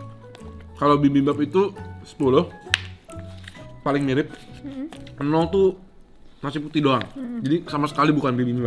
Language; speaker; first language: Indonesian; native; Indonesian